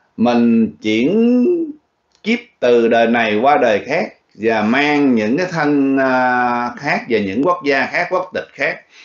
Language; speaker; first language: Vietnamese; early bilingual, heritage; Vietnamese